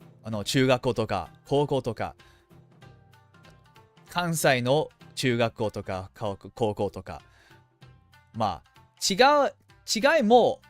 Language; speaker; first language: Japanese; non-native, fluent; English